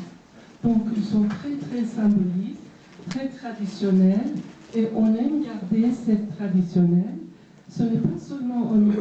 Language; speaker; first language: French; non-native, fluent; Persian